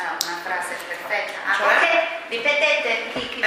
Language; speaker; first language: Italian; non-native, fluent; Chinese